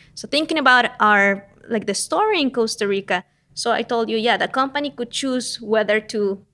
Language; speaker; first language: English; non-native, fluent; Spanish